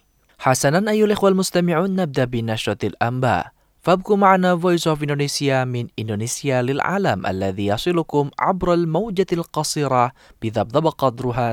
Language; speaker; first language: Arabic; non-native, fluent; Indonesian